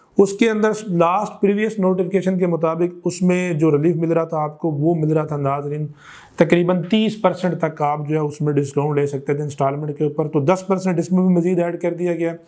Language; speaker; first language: Urdu; non-native, local second language; Punjabi